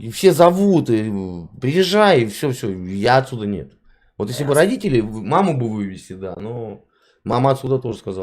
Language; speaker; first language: Russian; native; Russian